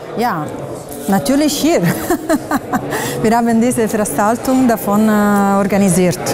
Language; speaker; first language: German; non-native, fluent; Italian